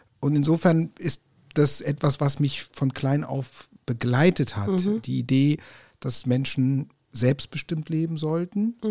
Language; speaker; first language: German; native; German